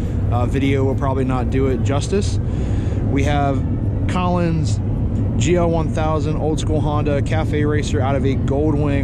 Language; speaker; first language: English; native; English